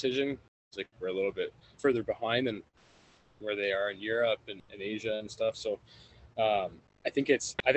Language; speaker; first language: English; native; English